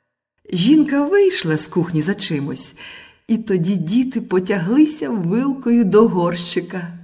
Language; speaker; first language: Ukrainian; native; Ukrainian